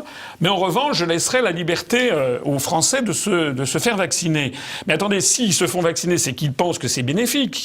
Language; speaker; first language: French; native; French